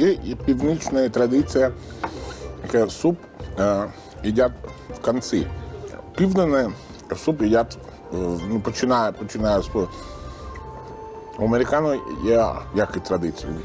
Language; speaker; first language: Ukrainian; non-native, learner; Italian